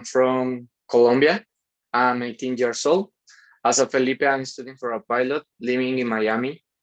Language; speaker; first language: English; non-native, learner; Spanish